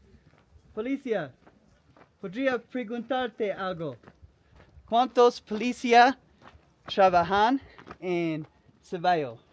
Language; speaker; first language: Spanish; non-native, learner; English